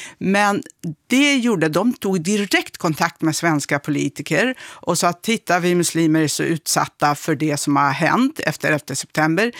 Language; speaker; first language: Swedish; early bilingual, other home language; Kurdish